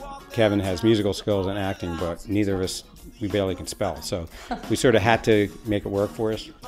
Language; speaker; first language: English; native; English